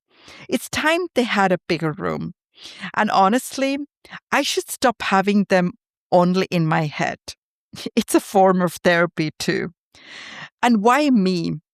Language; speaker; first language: English; non-native, fluent; Tamil